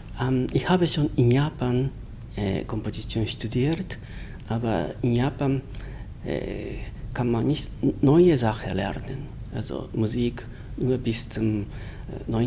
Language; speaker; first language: German; non-native, learner; Japanese